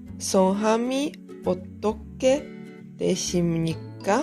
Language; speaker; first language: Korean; non-native, fluent; Polish